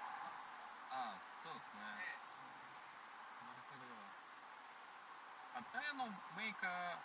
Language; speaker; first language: Japanese; non-native, learner; Russian